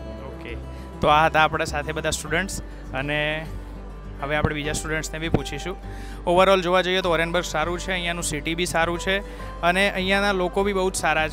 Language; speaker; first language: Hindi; non-native, local second language; Gujarati